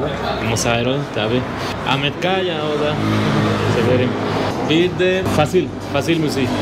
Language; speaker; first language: Turkish; non-native, fluent; Spanish